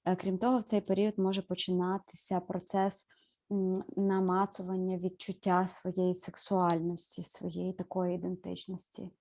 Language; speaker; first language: Ukrainian; native; Ukrainian